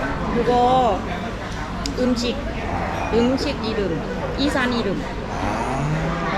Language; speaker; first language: Korean; non-native, learner; Thai